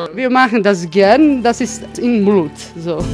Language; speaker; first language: German; non-native, learner; Croatian